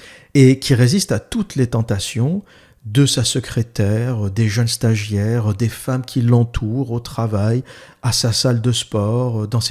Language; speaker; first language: French; native; French